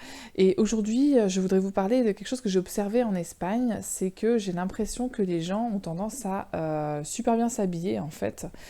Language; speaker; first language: French; native; French